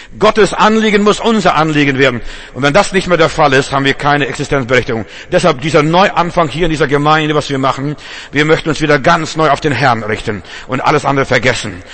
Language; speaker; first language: German; non-native, fluent; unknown